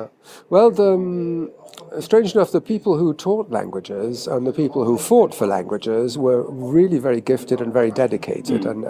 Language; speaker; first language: English; native; English